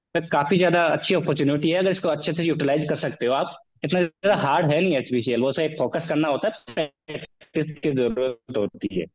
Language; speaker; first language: Hindi; native; Hindi